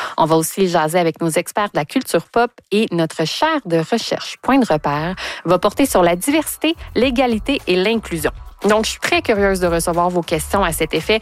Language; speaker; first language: French; native; French